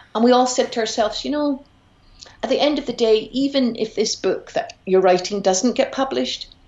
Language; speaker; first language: English; native; English